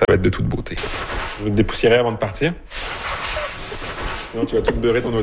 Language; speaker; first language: French; native; French